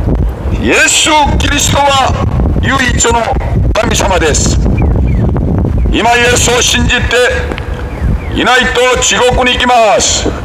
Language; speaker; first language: Japanese; non-native, learner; Korean